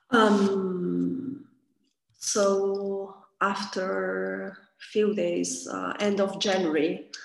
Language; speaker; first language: English; non-native, fluent; Catalan